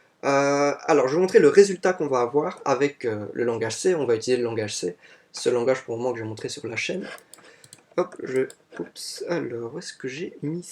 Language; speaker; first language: French; native; French